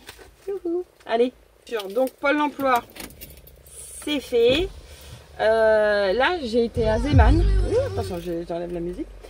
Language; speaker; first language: French; native; French